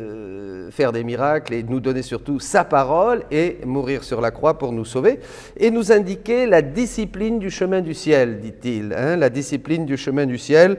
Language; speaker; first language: French; native; French